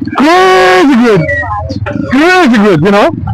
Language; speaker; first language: English; non-native, fluent; French